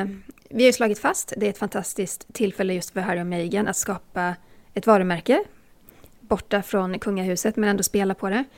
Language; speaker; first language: Swedish; native; Swedish